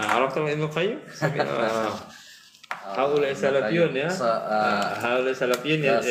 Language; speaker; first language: Arabic; non-native, fluent; Indonesian